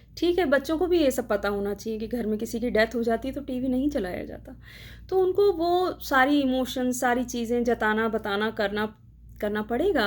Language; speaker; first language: Hindi; native; Hindi